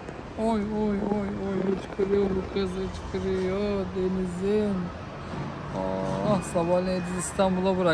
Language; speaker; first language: Turkish; native; Turkish